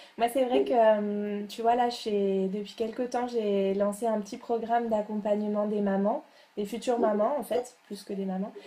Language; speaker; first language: French; native; French